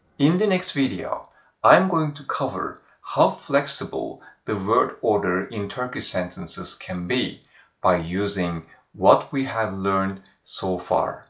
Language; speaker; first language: English; non-native, fluent; Turkish